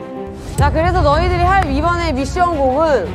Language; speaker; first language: Korean; native; Korean